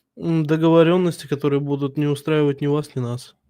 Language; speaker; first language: Russian; native; Russian